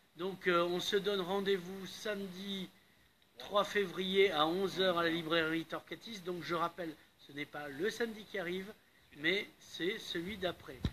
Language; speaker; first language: French; native; French